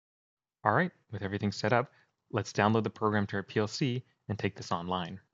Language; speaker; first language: English; native; English